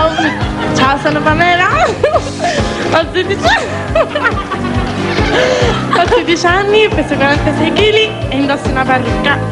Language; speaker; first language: Italian; native; Italian